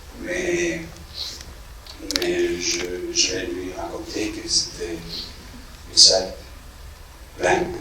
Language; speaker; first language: French; non-native, fluent; English